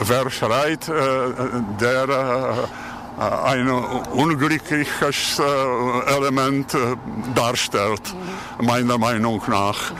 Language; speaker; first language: German; non-native, fluent; Czech